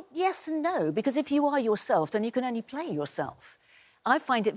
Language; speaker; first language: English; native; English